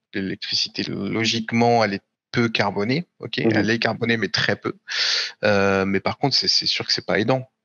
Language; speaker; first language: French; native; French